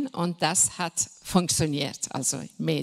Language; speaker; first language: German; non-native, learner; Persian